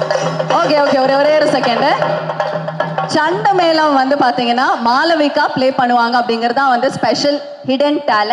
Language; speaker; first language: Tamil; native; Tamil